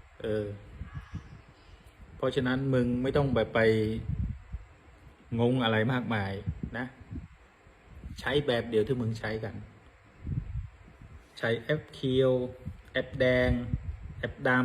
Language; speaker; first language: Thai; non-native, fluent; Khmer